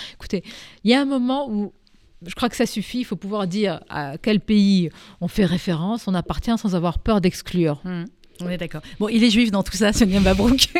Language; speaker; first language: French; non-native, local second language; Arabic